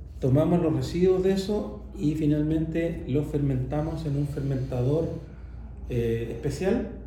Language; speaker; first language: Spanish; native; Spanish